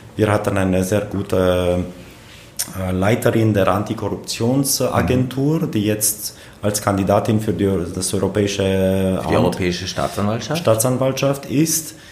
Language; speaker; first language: German; non-native, fluent; Romanian